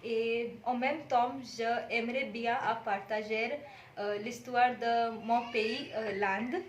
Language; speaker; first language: French; non-native, fluent; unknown